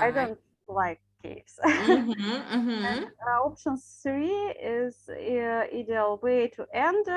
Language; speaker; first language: English; non-native, learner; Russian